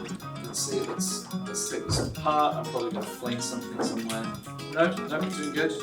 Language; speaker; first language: English; native; English